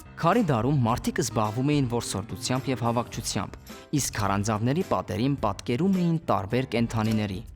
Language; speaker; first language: Armenian; early bilingual, heritage; Armenian